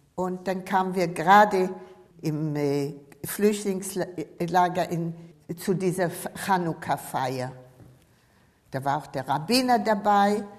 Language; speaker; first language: German; native; German